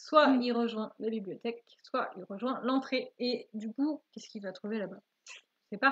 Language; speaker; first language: French; native; French